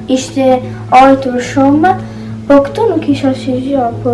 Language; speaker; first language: Albanian; early bilingual, heritage; Albanian